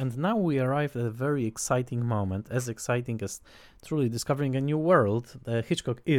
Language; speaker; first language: English; non-native, fluent; Polish